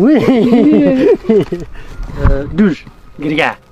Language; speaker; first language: French; non-native, learner; Berber languages